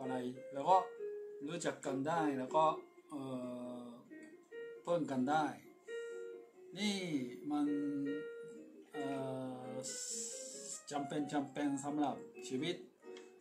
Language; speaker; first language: Thai; non-native, fluent; Japanese